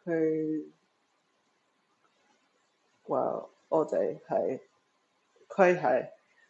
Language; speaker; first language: Cantonese; early bilingual, heritage; Cantonese